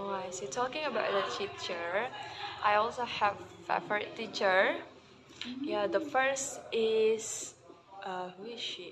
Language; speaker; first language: English; non-native, learner; Indonesian